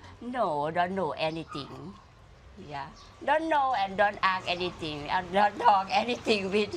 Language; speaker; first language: English; non-native, learner; Thai